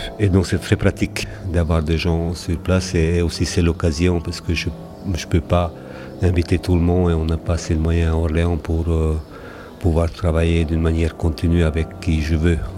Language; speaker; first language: French; non-native, fluent; Hungarian